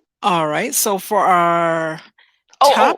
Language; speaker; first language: English; native; English